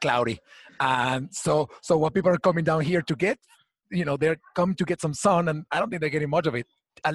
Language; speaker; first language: English; non-native, fluent; Spanish